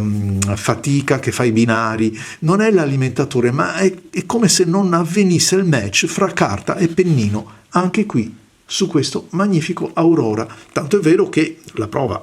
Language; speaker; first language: Italian; native; Italian